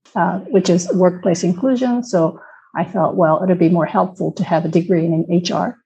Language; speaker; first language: English; non-native, fluent; Japanese